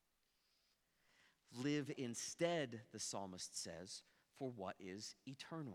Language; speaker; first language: English; native; English